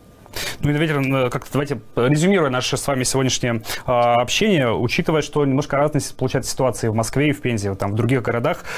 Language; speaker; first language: Russian; native; Russian